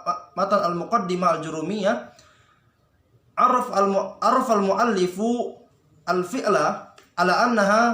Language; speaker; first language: Arabic; non-native, learner; Indonesian